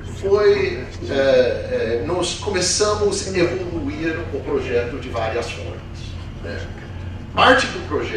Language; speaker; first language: Portuguese; non-native, fluent; English